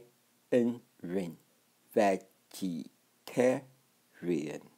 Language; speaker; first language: English; non-native, fluent; Chinese